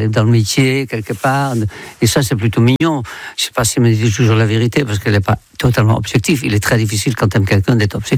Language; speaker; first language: French; non-native, fluent; Dutch